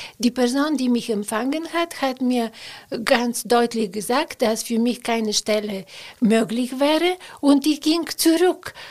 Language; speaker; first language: German; non-native, fluent; Bulgarian